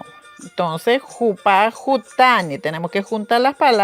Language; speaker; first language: Spanish; non-native, local second language; Aymara